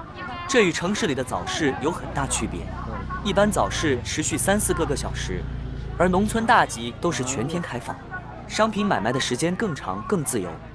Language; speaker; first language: Chinese; native; Chinese